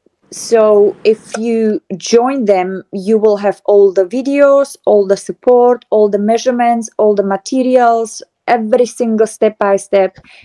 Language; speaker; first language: English; non-native, fluent; Slovak